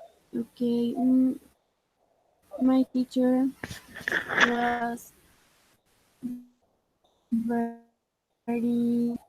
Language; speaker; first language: English; non-native, learner; Spanish